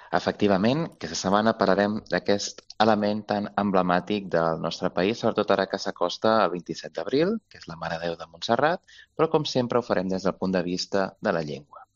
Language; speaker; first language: Catalan; native; Catalan